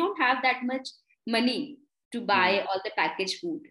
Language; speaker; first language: English; non-native, local second language; Hindi